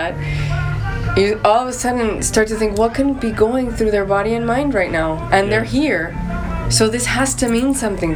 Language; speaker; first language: English; native; English